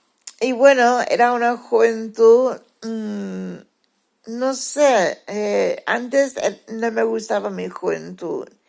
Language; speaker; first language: Spanish; early bilingual, heritage; Spanish